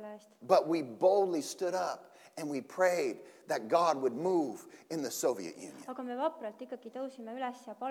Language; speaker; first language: English; native; English